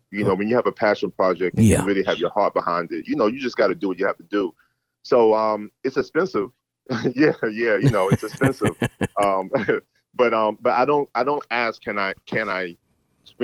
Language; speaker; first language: English; native; English